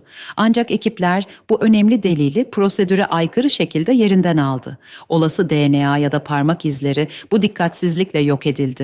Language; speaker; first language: Turkish; native; Turkish